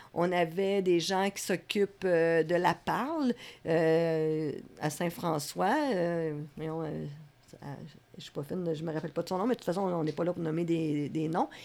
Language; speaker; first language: French; native; French